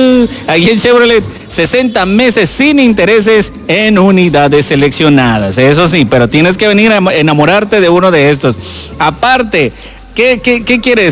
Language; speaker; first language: Spanish; native; Spanish